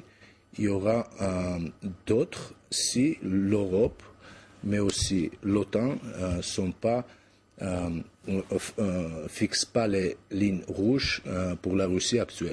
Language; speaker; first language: French; non-native, fluent; Georgian